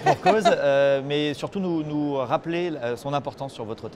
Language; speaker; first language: French; native; French